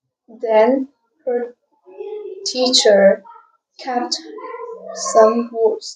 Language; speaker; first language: English; non-native, learner; Vietnamese